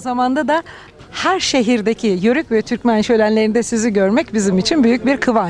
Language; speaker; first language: Turkish; native; Turkish